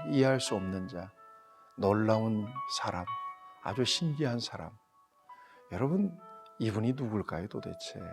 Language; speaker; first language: Korean; native; Korean